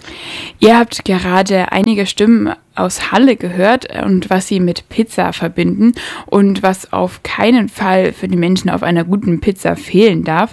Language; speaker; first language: German; native; German